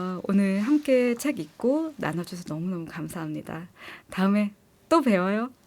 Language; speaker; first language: Korean; native; Korean